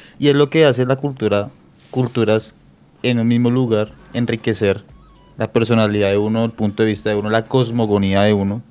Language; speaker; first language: Spanish; native; Spanish